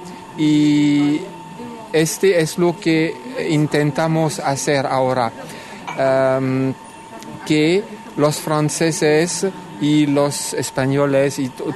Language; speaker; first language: Spanish; non-native, fluent; French